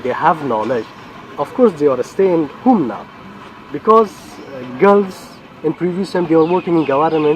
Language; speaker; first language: English; non-native, learner; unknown